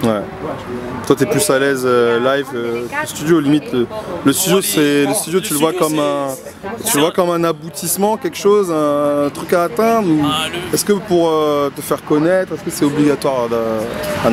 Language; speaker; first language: French; native; French